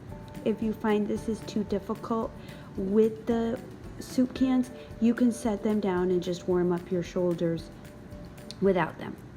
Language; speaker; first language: English; native; English